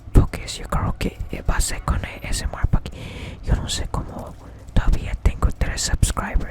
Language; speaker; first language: Spanish; early bilingual, heritage; English